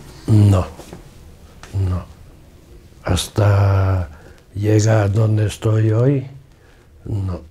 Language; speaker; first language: Spanish; non-native, fluent; Portuguese